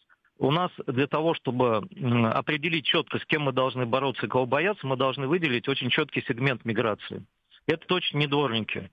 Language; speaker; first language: Russian; native; Russian